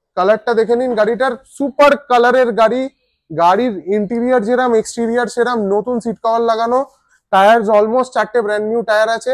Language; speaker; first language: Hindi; non-native, local second language; Bangla